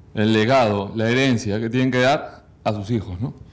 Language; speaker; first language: Spanish; native; Spanish